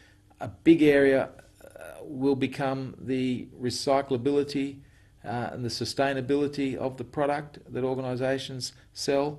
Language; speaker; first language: English; native; English